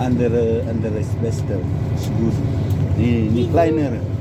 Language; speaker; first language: German; non-native, learner; Filipino